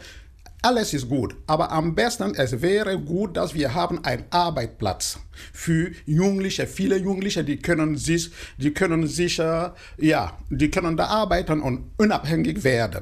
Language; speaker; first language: German; non-native, fluent; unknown